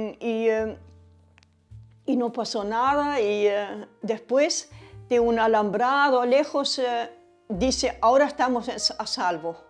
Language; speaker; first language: Spanish; early bilingual, other home language; German